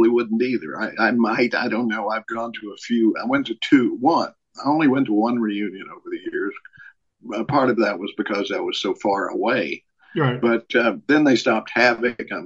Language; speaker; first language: English; native; English